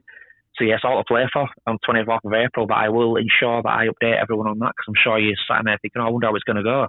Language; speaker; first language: English; native; English